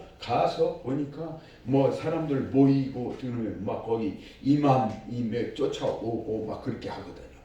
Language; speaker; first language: Korean; native; Korean